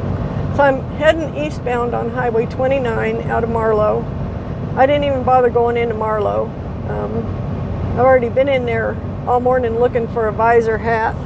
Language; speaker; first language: English; native; English